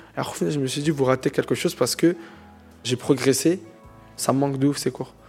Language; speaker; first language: French; native; French